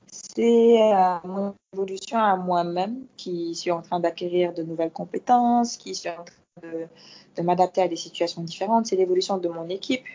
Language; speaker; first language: French; non-native, local second language; Fula